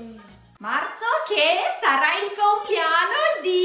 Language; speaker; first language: Italian; native; Italian